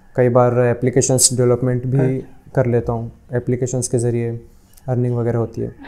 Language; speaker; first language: Hindi; non-native, local second language; Urdu